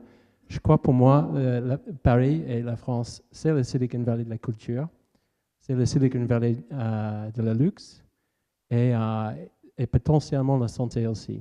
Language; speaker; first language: French; non-native, fluent; English